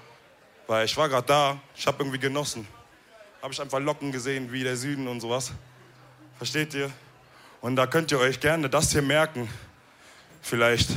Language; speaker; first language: German; early bilingual, other home language; Wolof